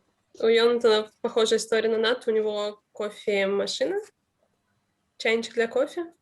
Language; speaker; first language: Russian; native; Russian